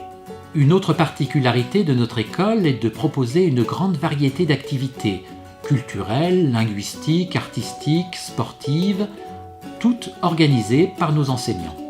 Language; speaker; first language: French; native; French